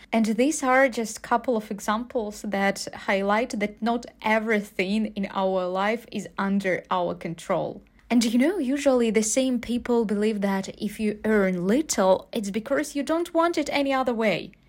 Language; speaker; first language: English; non-native, fluent; Ukrainian